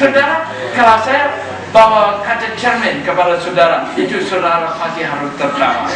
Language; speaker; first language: Indonesian; non-native, fluent; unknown